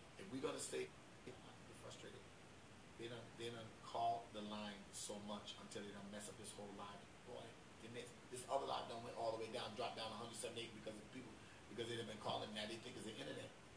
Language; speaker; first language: English; native; English